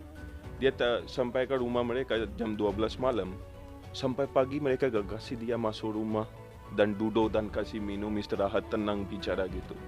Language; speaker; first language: Indonesian; non-native, fluent; Urdu